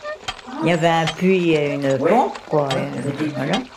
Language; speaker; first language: French; native; French